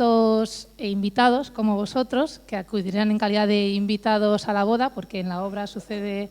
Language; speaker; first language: Spanish; native; Spanish